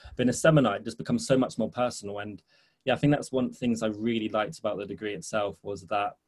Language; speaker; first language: English; early bilingual, heritage; English